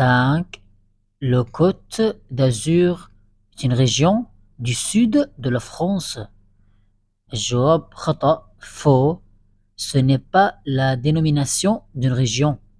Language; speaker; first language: French; non-native, fluent; Arabic